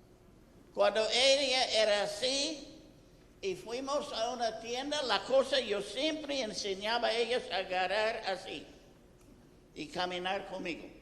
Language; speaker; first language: Spanish; non-native, fluent; English